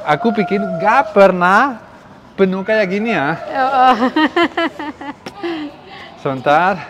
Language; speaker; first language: Indonesian; non-native, learner; Spanish